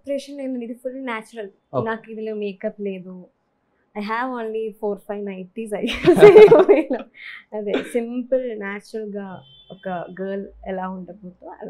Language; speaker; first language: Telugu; non-native, learner; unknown